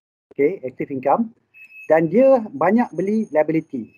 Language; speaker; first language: English; non-native, local second language; Malay